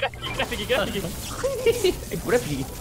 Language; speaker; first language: English; non-native, learner; Portuguese